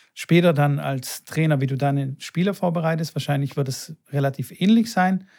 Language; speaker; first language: German; early bilingual, other home language; Bulgarian